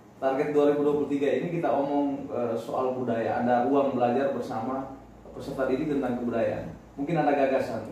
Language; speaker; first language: Indonesian; native; Indonesian